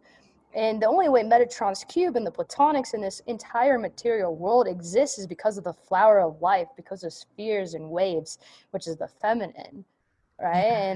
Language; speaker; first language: English; native; English